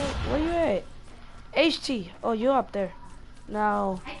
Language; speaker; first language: English; early bilingual, other home language; Spanish